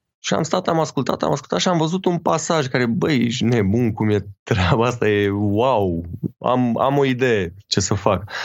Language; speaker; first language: Romanian; native; Romanian